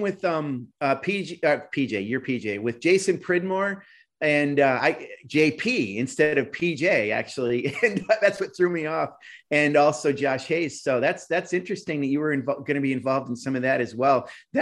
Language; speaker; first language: English; native; English